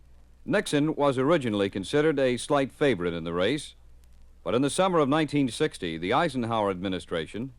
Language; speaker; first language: English; native; English